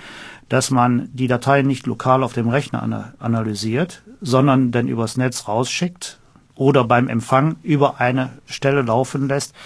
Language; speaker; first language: German; native; German